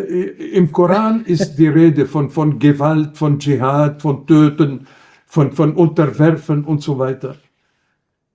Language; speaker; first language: German; non-native, fluent; Arabic